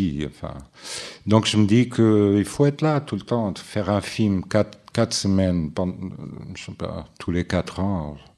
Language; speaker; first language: French; non-native, fluent; Portuguese